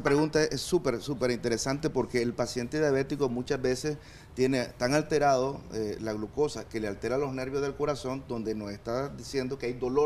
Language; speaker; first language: Spanish; native; Spanish